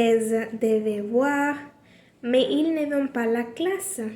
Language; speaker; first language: French; non-native, learner; Spanish